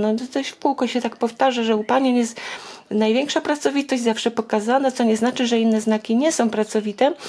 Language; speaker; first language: Polish; native; Polish